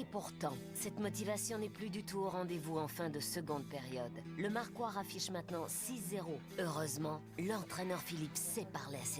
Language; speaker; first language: French; native; French